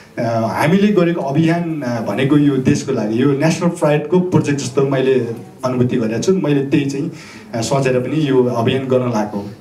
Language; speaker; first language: Nepali; non-native, local second language; Sherpa